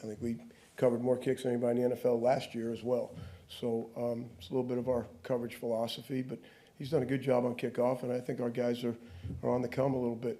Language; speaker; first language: English; native; English